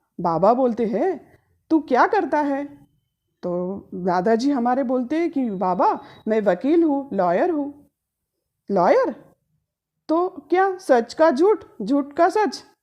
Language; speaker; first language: Hindi; non-native, local second language; Marathi